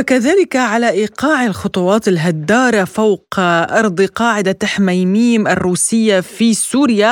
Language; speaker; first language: Arabic; native; Arabic